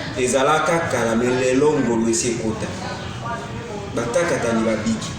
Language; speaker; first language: Lingala; native; Lingala